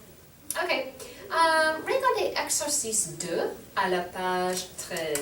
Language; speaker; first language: French; non-native, learner; English